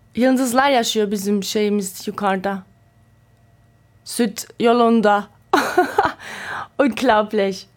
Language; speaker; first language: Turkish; early bilingual, heritage; German